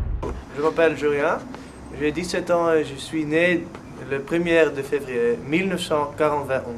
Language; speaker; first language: French; non-native, learner; Dutch